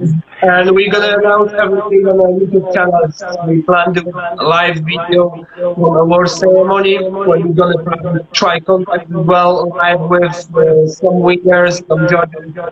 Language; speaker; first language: English; non-native, learner; Polish